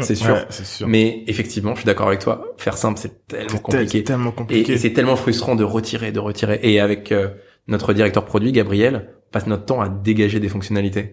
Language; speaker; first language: French; native; French